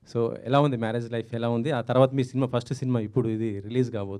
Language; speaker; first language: Telugu; native; Telugu